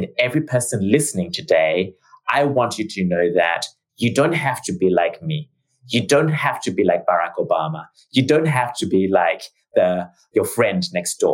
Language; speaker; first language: English; non-native, local second language; Shona